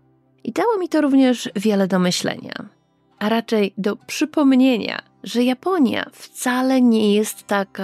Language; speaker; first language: Polish; native; Polish